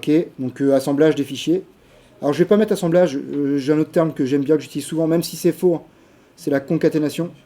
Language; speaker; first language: French; native; French